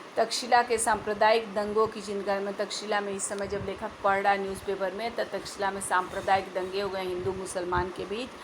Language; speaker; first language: Hindi; native; Hindi